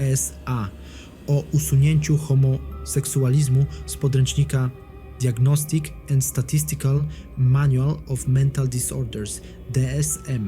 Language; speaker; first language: Polish; native; Polish